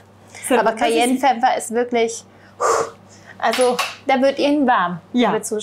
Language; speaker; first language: German; native; German